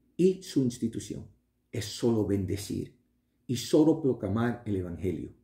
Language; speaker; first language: Spanish; early bilingual, heritage; Spanish